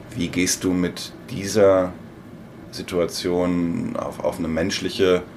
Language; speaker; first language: German; native; German